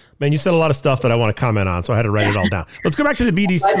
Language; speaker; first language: English; native; English